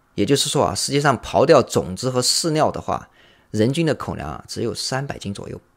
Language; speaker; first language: Chinese; native; Chinese